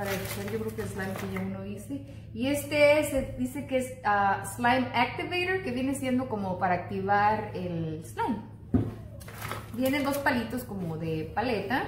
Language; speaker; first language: Spanish; native; Spanish